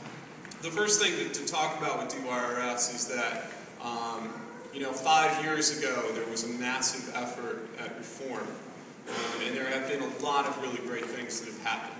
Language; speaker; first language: English; native; English